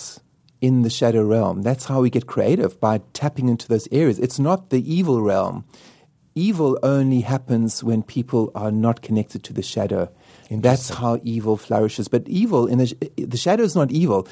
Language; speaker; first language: English; native; English